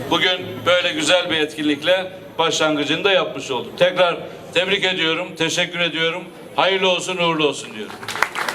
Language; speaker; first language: Turkish; native; Turkish